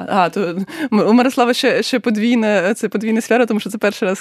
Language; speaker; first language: Ukrainian; native; Ukrainian